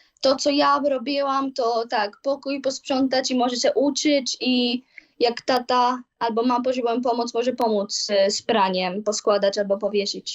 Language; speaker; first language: Polish; early bilingual, heritage; Polish